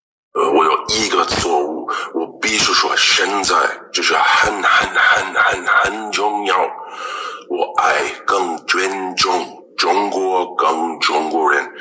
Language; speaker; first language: Chinese; non-native, learner; English